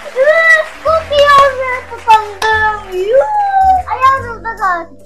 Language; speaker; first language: Russian; non-native, local second language; Kazakh